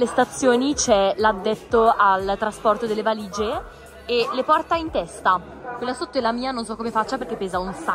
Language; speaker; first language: Italian; native; Italian